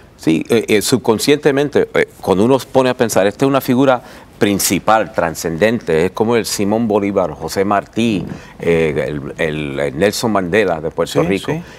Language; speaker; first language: Spanish; early bilingual, heritage; Spanish